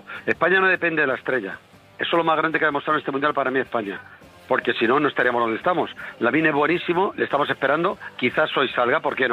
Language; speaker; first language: Spanish; native; Spanish